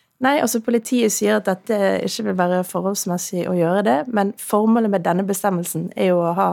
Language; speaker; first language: Norwegian; native; Norwegian